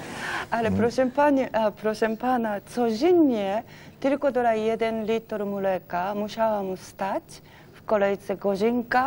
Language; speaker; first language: Polish; non-native, learner; Japanese